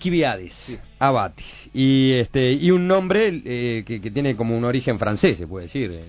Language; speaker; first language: Spanish; native; Spanish